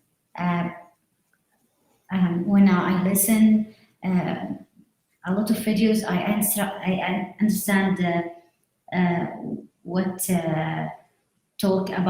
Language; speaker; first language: English; non-native, learner; Arabic